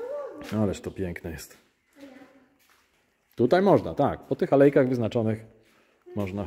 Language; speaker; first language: Polish; native; Polish